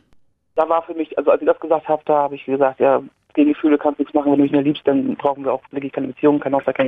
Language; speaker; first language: German; native; German